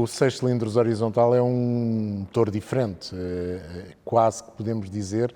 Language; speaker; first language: Portuguese; native; Portuguese